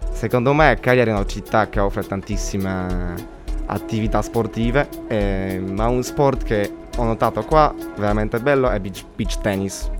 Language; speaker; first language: Italian; non-native, fluent; Polish